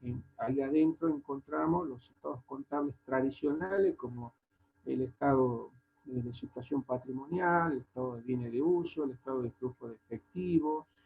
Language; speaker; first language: Spanish; native; Spanish